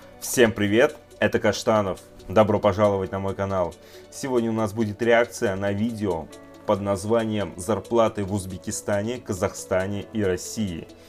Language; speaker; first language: Russian; native; Russian